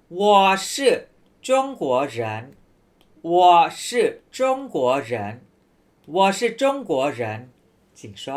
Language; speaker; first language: Chinese; non-native, fluent; Thai